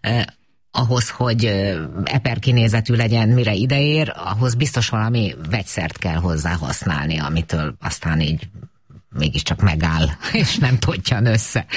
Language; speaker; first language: Hungarian; native; Hungarian